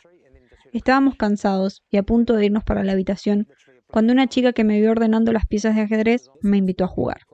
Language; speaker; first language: Spanish; native; Spanish